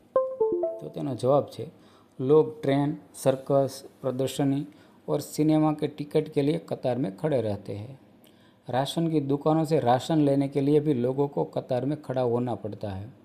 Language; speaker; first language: Hindi; non-native, local second language; Gujarati